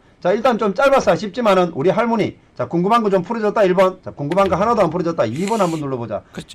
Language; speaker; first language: Korean; native; Korean